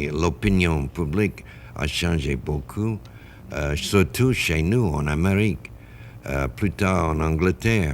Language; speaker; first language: French; non-native, fluent; English